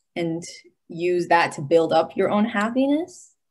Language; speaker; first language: English; native; English